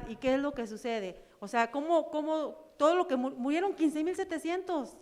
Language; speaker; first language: Spanish; native; Spanish